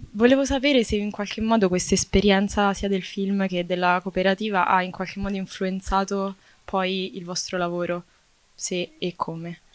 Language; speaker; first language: Italian; non-native, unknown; French